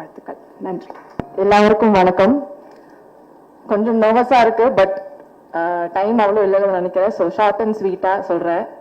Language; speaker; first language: Tamil; non-native, fluent; Malayalam